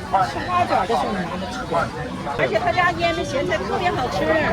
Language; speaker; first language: Chinese; native; Chinese